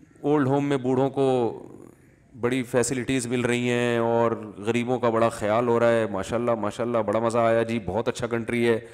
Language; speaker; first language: Urdu; native; Urdu